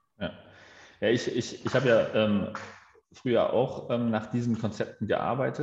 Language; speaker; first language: German; native; German